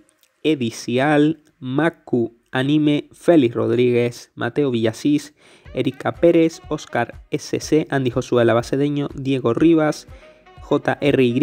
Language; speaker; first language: Spanish; native; Spanish